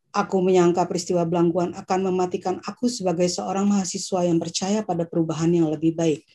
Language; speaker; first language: English; non-native, fluent; Indonesian